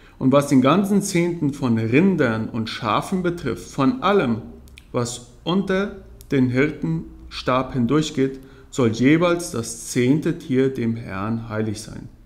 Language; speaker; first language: German; early bilingual, heritage; German